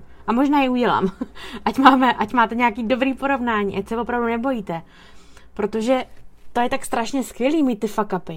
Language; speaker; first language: Czech; native; Czech